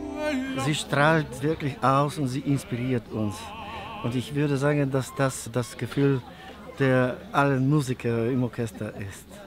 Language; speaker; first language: German; non-native, fluent; Bulgarian